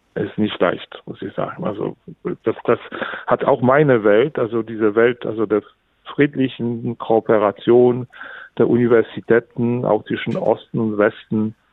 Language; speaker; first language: German; non-native, fluent; Polish